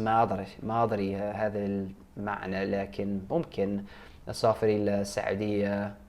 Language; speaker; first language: Arabic; non-native, learner; English